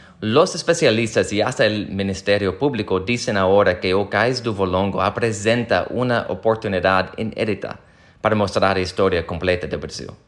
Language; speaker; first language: Spanish; non-native, fluent; English